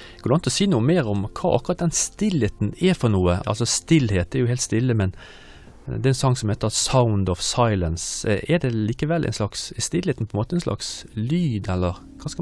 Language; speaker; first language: Norwegian; native; Norwegian